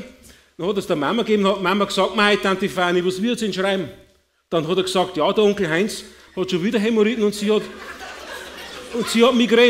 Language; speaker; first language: German; native; German